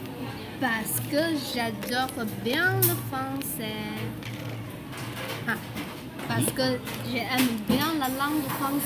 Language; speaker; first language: French; non-native, learner; Thai